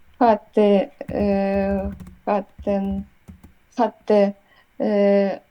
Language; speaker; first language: German; non-native, learner; Ukrainian